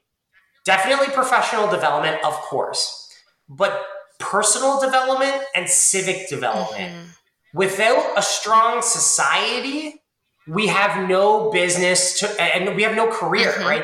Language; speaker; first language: English; native; English